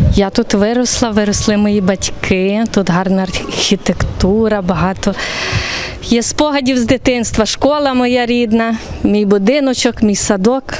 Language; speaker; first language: Ukrainian; native; Ukrainian